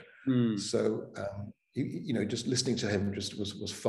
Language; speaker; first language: English; non-native, local second language; Welsh